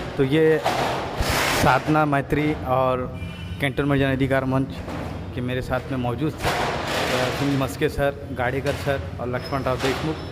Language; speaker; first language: Hindi; non-native, local second language; Urdu